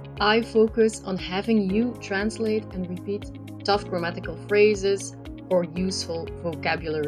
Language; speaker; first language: English; non-native, fluent; Dutch